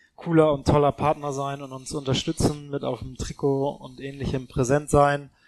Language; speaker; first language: German; native; German